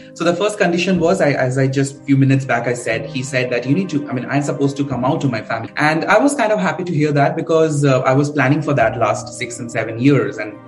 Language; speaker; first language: English; non-native, local second language; Bangla